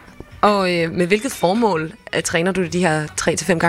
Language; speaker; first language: Danish; native; Danish